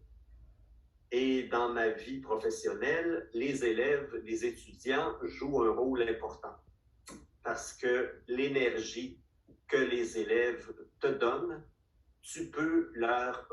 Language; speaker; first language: French; native; French